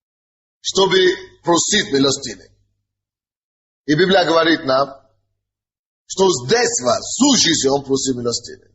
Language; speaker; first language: Russian; non-native, fluent; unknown